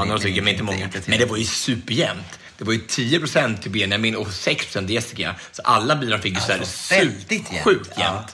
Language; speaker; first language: Swedish; native; Swedish